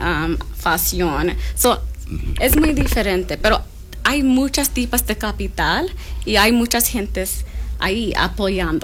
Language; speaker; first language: Spanish; non-native, learner; English